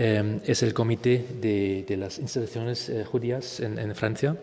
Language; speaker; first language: Spanish; non-native, fluent; German